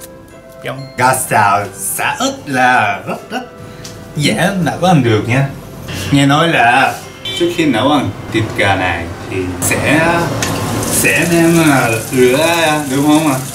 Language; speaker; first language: Vietnamese; non-native, learner; Japanese